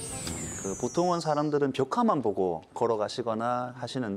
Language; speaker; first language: Korean; native; Korean